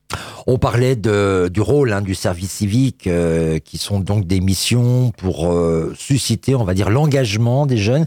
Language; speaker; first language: French; native; French